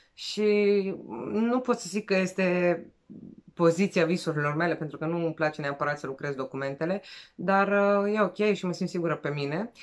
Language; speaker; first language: Romanian; non-native, fluent; Serbian